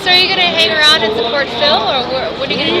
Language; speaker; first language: English; native; English